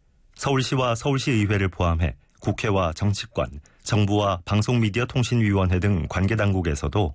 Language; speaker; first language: Korean; native; Korean